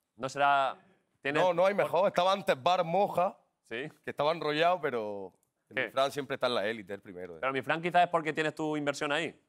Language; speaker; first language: Spanish; native; Spanish